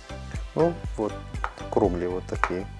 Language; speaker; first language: Russian; non-native, learner; Arabic